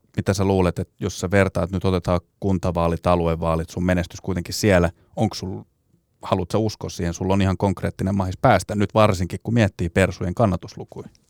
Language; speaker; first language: Finnish; native; Finnish